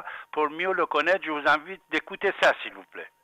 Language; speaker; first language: French; non-native, fluent; Persian